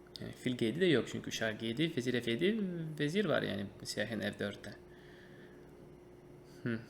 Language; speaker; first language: Turkish; non-native, fluent; Russian